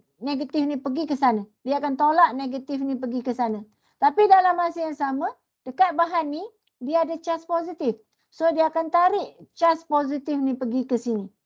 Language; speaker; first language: Malay; native; Malay